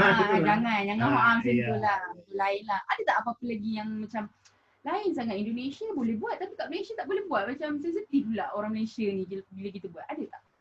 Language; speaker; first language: Malay; native; Malay